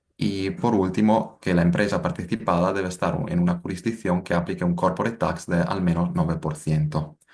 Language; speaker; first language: Spanish; non-native, fluent; Italian